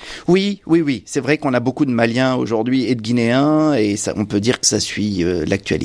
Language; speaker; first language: French; native; French